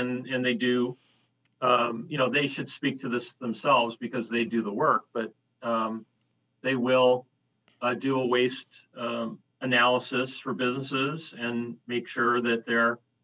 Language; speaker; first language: English; native; English